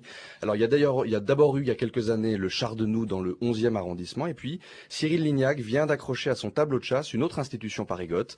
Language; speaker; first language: French; native; French